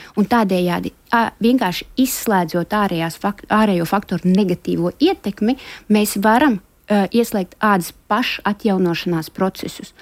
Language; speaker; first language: Latvian; non-native, local second language; Russian